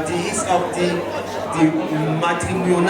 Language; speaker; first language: German; non-native, learner; French